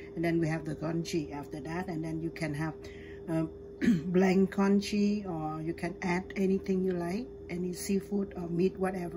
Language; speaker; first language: English; non-native, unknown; Vietnamese